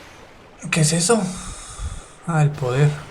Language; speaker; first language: Spanish; native; Spanish